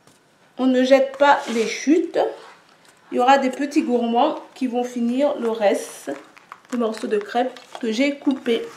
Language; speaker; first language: French; native; French